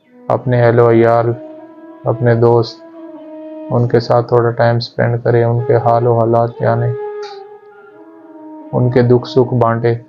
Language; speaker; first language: Urdu; native; Urdu